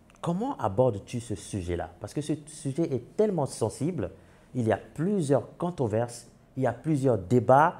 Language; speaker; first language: French; non-native, local second language; Wolof